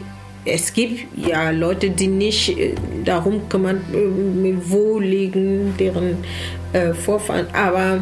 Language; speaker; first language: German; non-native, learner; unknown